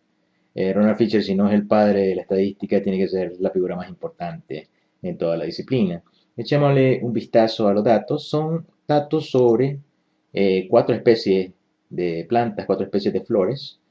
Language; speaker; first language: Spanish; native; Spanish